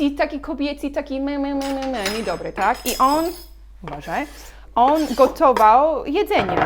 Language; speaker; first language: Polish; non-native, learner; English